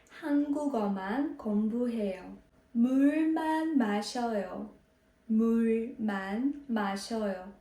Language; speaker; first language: Korean; non-native, fluent; Ukrainian